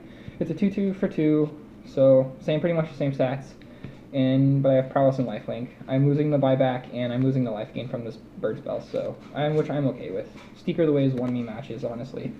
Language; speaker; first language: English; native; English